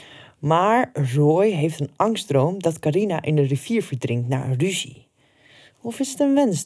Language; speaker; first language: Dutch; native; Dutch